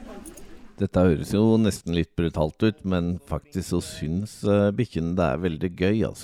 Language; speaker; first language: Norwegian; native; Norwegian